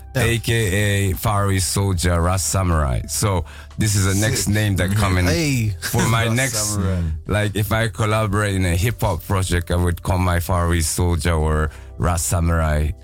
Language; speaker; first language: English; non-native, fluent; Japanese